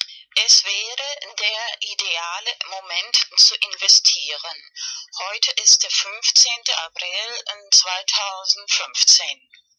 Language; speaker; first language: German; non-native, fluent; Spanish